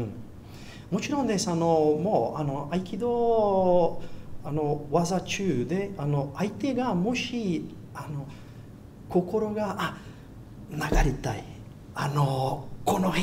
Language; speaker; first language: Japanese; non-native, learner; Portuguese